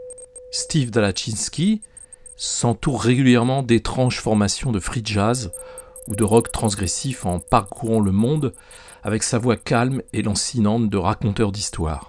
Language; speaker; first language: French; native; French